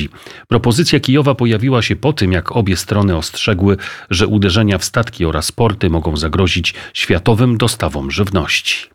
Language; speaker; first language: Polish; native; Polish